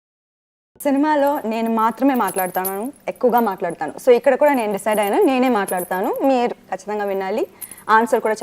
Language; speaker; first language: Telugu; non-native, fluent; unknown